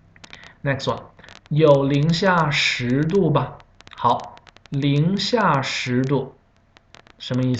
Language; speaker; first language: Chinese; non-native, fluent; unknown